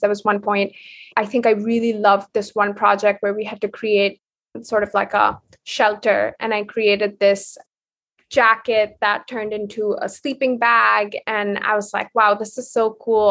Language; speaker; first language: English; non-native, local second language; Hindi